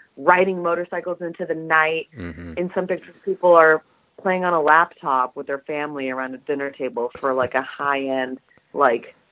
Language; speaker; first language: English; early bilingual, other home language; Polish